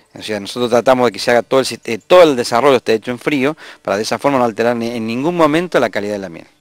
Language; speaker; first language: Spanish; native; Spanish